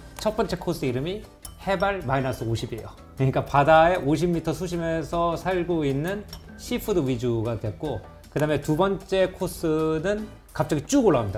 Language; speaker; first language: Korean; native; Korean